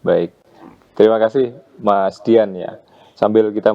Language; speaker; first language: Indonesian; native; Indonesian